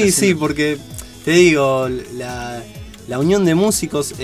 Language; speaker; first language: Spanish; native; Spanish